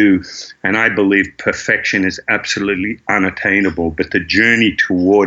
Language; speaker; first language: English; native; English